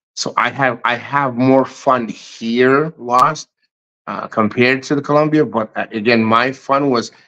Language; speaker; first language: English; native; English